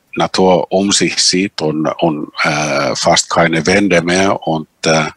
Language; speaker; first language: German; non-native, fluent; Finnish